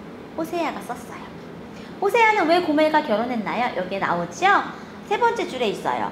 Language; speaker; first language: Korean; native; Korean